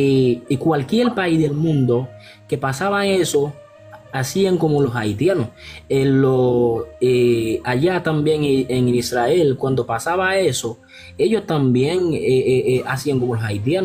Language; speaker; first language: Spanish; non-native, local second language; Haitian Creole